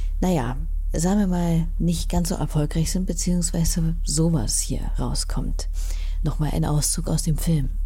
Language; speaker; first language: German; native; German